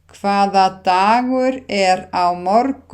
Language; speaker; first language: Icelandic; non-native, fluent; Thai